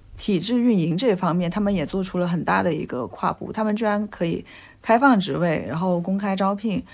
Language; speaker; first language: Chinese; native; Chinese